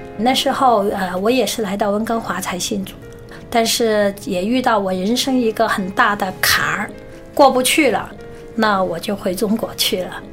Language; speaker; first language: Chinese; non-native, local second language; Cantonese